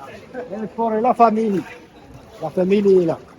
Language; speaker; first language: French; non-native, learner; Arabic